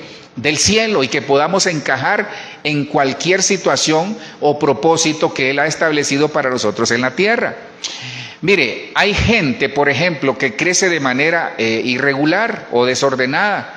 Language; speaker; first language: Spanish; native; Spanish